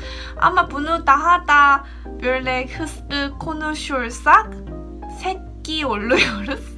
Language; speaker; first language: Turkish; non-native, fluent; Korean